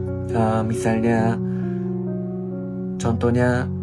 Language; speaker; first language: Indonesian; non-native, learner; Korean